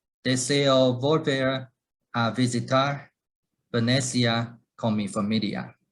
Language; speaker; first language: Spanish; non-native, learner; Chinese